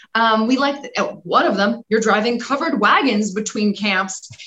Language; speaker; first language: English; native; English